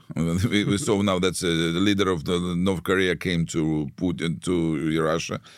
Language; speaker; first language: English; non-native, learner; Russian